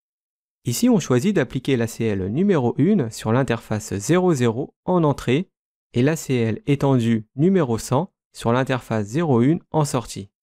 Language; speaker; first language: French; native; French